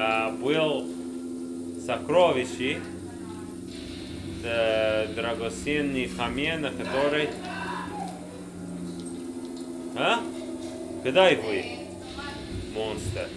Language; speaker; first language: Russian; non-native, learner; English